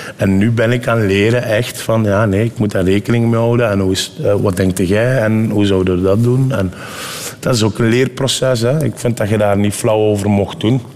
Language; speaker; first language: Dutch; early bilingual, other home language; Turkish